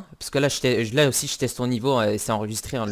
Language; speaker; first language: French; native; French